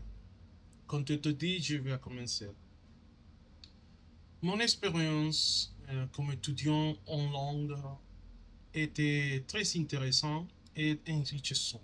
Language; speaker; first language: French; non-native, learner; Spanish